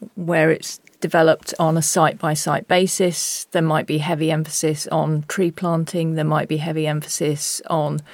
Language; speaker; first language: English; native; English